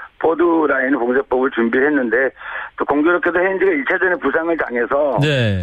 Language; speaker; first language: Korean; native; Korean